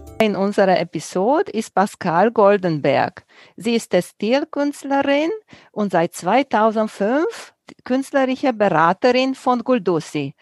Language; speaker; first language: German; non-native, fluent; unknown